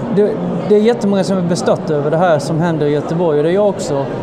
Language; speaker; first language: Swedish; native; Swedish